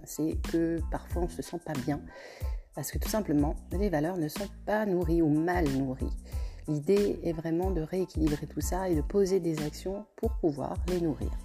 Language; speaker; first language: French; native; French